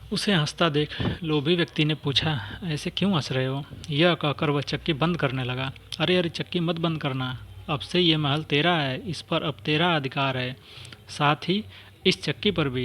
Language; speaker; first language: Hindi; native; Hindi